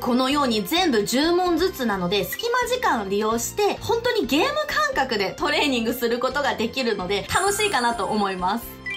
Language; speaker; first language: Japanese; non-native, fluent; Chinese